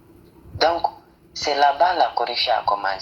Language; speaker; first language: French; non-native, fluent; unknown